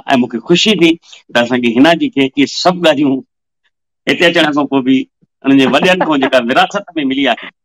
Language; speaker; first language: Sindhi; early bilingual, heritage; Sindhi